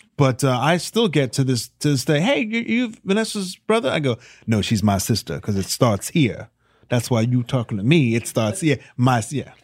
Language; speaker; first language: English; native; English